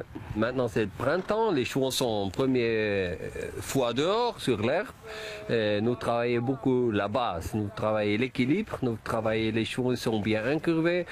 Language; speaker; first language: French; non-native, local second language; German